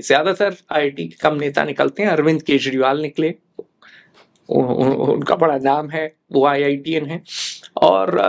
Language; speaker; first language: Hindi; native; Hindi